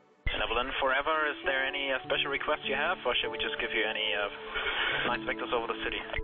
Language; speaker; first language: English; non-native, fluent; German